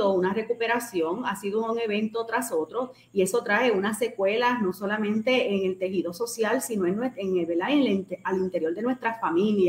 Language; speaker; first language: Spanish; native; Spanish